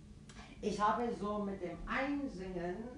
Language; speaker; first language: German; non-native, fluent; Afrikaans